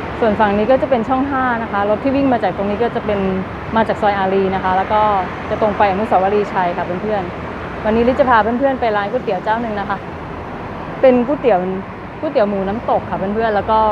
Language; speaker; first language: Thai; native; Thai